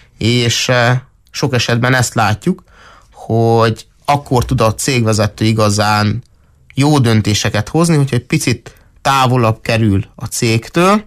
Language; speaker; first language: Hungarian; native; Hungarian